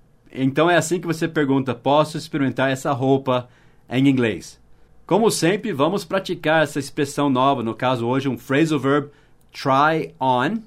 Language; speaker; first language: Portuguese; non-native, fluent; English